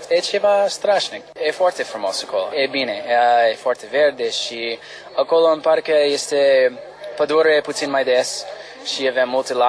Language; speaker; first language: Romanian; non-native, learner; English